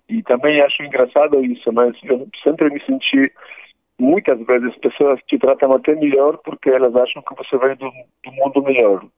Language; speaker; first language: Portuguese; non-native, fluent; Polish